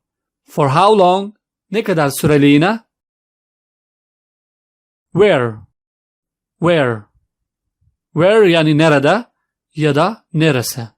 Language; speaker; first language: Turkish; non-native, fluent; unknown